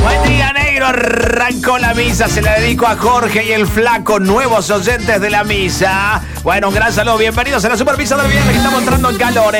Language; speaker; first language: Spanish; native; Spanish